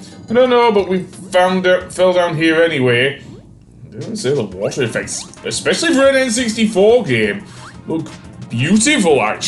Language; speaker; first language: English; native; English